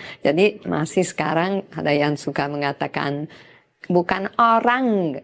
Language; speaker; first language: Indonesian; non-native, fluent; Italian